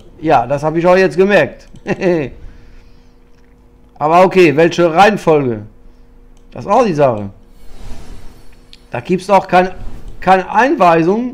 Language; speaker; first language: German; non-native, fluent; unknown